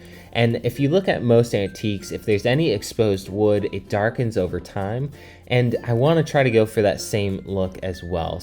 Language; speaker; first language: English; native; English